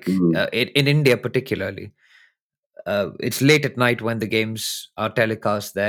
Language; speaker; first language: English; non-native, local second language; Hindi